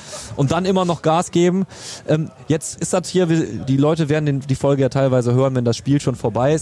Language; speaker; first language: German; native; German